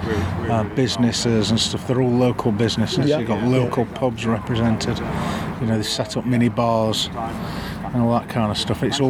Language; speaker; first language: English; native; English